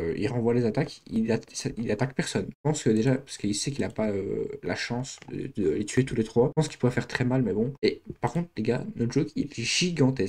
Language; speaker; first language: French; native; French